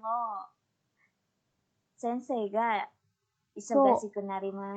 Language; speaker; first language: Japanese; non-native, learner; Indonesian